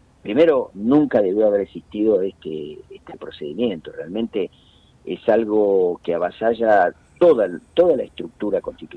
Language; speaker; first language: Spanish; native; Spanish